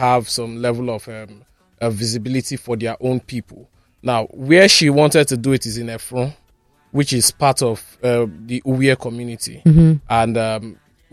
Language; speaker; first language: English; non-native, local second language; Yoruba